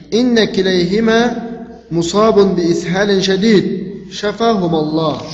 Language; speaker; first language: Arabic; non-native, fluent; Uzbek